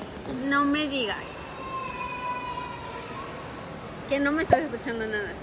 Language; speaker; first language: Spanish; native; Spanish